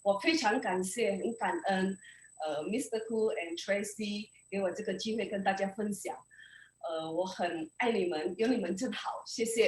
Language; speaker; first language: Chinese; early bilingual, heritage; Indonesian